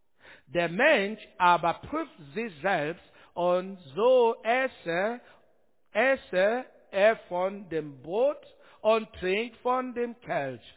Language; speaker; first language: German; non-native, learner; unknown